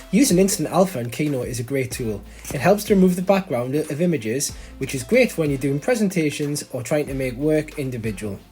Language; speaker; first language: English; native; English